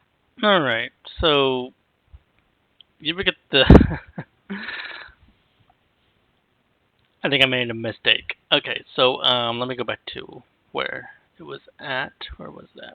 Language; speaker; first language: English; native; English